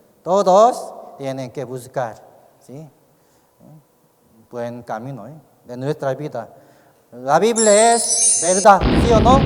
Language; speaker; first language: Spanish; non-native, learner; Korean